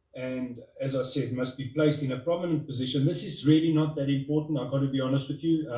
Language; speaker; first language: English; non-native, local second language; Afrikaans